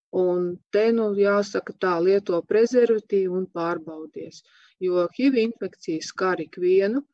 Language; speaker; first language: Latvian; native; Latvian